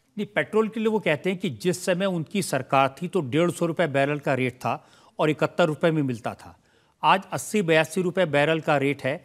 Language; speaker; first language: Hindi; native; Hindi